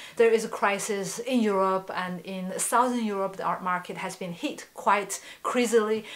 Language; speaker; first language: English; non-native, fluent; Chinese